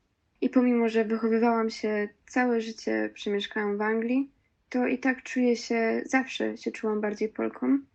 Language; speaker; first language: Polish; early bilingual, other home language; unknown